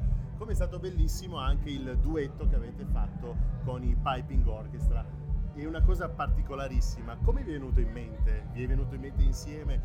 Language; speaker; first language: Italian; native; Italian